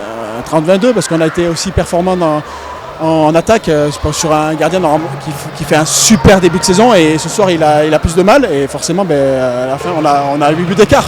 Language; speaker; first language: French; native; French